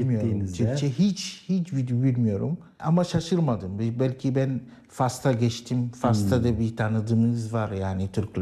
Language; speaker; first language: Turkish; non-native, learner; Arabic